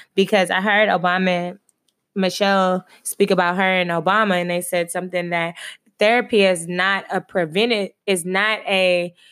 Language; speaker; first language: English; native; English